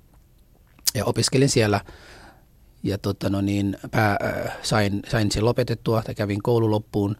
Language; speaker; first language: Finnish; non-native, fluent; Somali